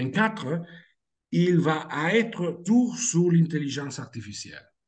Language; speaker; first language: French; non-native, fluent; Italian